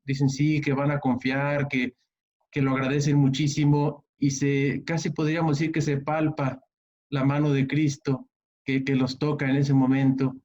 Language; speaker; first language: Spanish; native; Spanish